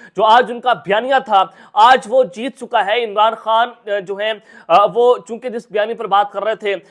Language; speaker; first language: Urdu; non-native, local second language; Punjabi